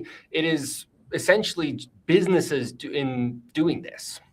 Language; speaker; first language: English; native; English